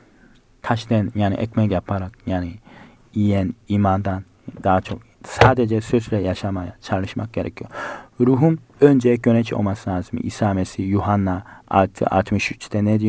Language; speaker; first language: Turkish; non-native, fluent; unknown